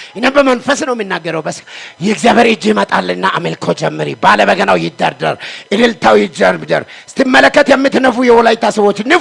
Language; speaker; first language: Amharic; non-native, local second language; Wolaytta